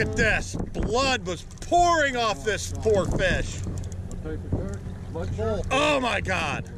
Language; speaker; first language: English; native; English